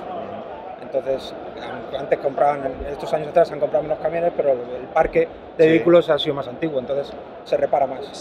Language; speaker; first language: Spanish; native; Spanish